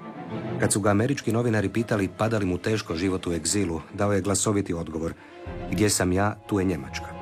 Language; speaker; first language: Serbian; native; Serbian